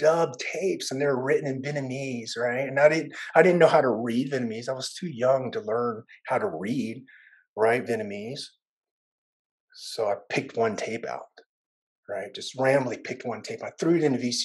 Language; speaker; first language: English; early bilingual, other home language; Vietnamese